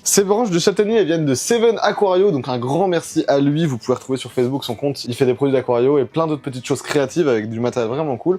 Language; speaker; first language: French; native; French